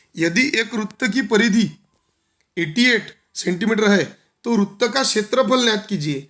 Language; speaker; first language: Hindi; non-native, local second language; Marathi